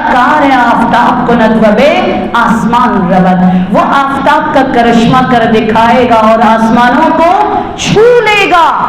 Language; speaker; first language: Urdu; native; Urdu